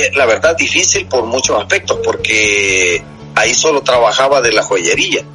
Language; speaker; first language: Spanish; native; Spanish